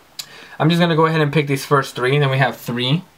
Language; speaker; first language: English; native; English